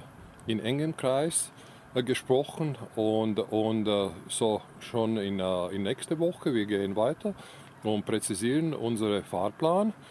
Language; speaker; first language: German; non-native, learner; Latvian